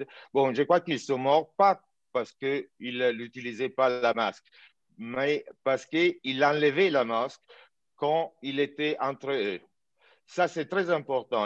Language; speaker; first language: French; non-native, fluent; Italian